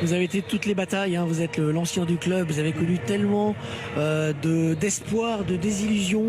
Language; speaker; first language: French; native; French